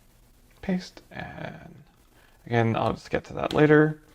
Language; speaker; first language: English; native; English